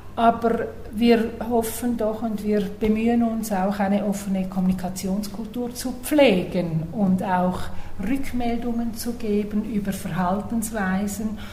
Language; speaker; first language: German; native; German